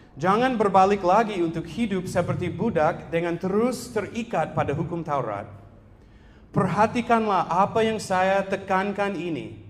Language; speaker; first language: Indonesian; non-native, fluent; English